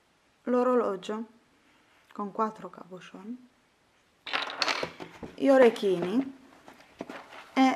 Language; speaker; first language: Italian; non-native, fluent; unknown